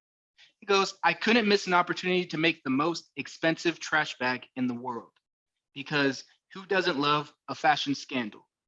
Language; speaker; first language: English; native; English